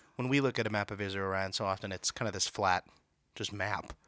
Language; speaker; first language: English; native; English